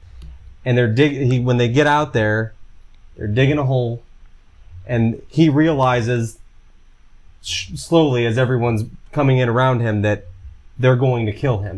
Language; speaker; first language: English; native; English